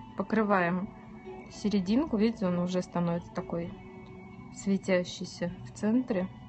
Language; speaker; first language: Russian; native; Russian